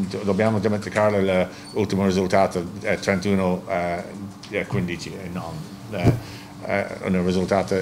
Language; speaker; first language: Italian; non-native, learner; English